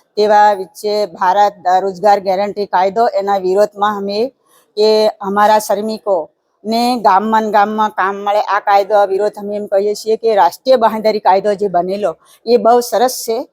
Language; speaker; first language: Gujarati; native; Gujarati